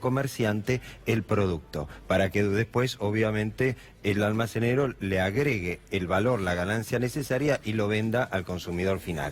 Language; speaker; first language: Spanish; native; Spanish